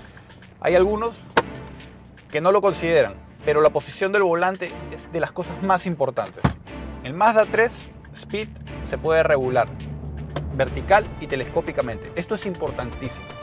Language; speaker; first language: Spanish; native; Spanish